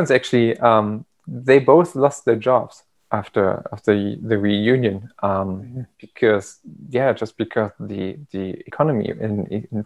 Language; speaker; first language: English; non-native, fluent; German